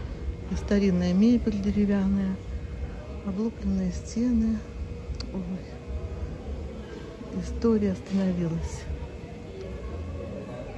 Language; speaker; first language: Russian; native; Russian